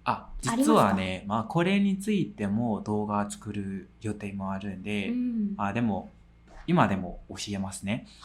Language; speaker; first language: Japanese; non-native, fluent; Burmese